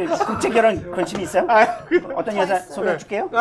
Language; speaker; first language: Korean; non-native, learner; French